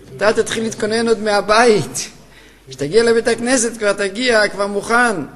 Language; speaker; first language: Hebrew; native; Hebrew